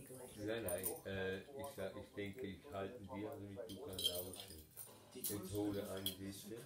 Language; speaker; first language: German; non-native, learner; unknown